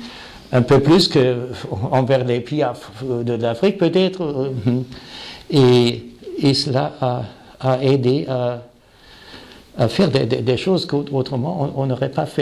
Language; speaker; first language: French; non-native, fluent; German